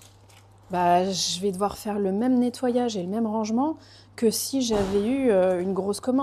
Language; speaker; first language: French; native; French